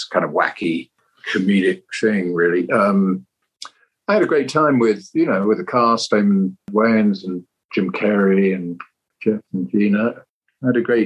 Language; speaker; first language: English; native; English